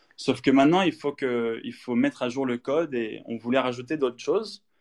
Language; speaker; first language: French; native; French